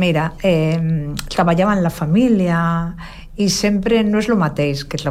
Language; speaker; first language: Catalan; non-native, local second language; Spanish